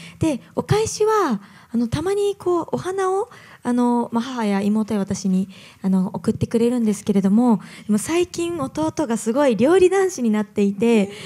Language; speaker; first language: Japanese; native; Japanese